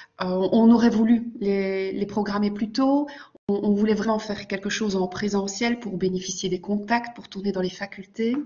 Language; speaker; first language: French; native; French